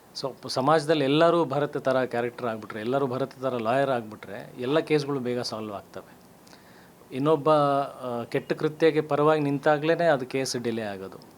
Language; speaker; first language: Kannada; native; Kannada